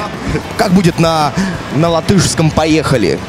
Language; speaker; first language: Russian; native; Russian